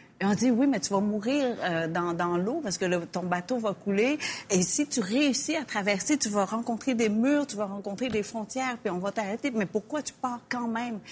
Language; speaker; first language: French; early bilingual, other home language; Vietnamese